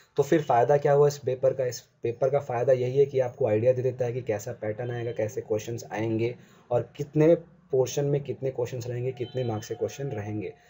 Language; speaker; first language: Hindi; native; Hindi